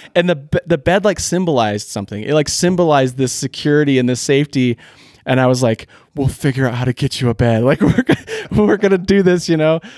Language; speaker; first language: English; native; English